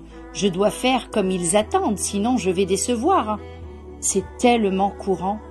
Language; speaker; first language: French; native; French